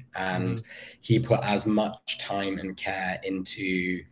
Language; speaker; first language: English; native; English